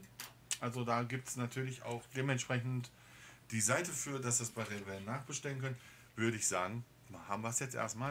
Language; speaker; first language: German; native; German